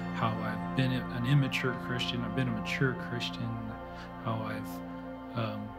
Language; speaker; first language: English; native; English